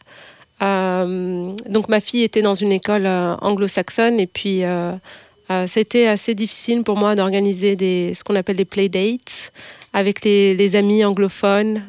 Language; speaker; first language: French; native; French